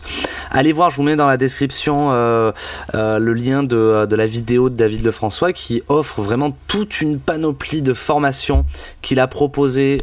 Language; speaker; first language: French; native; French